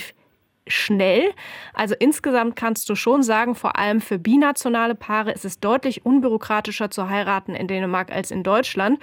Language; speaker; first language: German; native; German